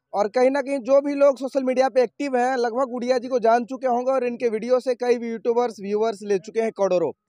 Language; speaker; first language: Hindi; native; Hindi